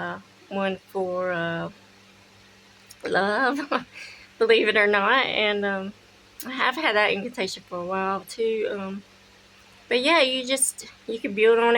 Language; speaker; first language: English; native; English